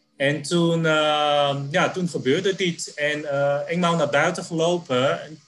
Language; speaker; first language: Dutch; early bilingual, other home language; Cantonese